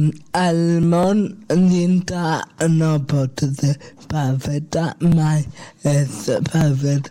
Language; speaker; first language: Catalan; non-native, local second language; Spanish